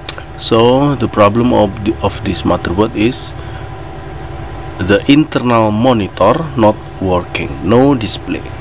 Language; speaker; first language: English; non-native, learner; Indonesian